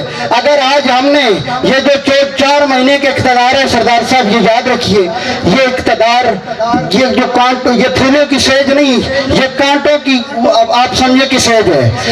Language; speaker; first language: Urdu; non-native, local second language; Punjabi